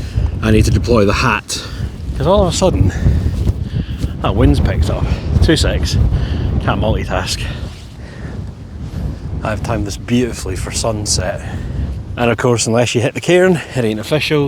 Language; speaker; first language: English; native; English